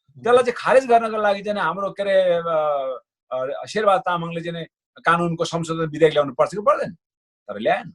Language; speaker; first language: Nepali; non-native, local second language; Sherpa